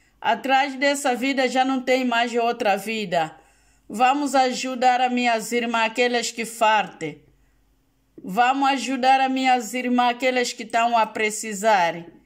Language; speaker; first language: Portuguese; non-native, local second language; Lingala